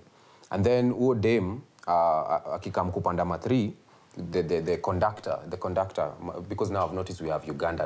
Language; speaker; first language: English; non-native, local second language; Swahili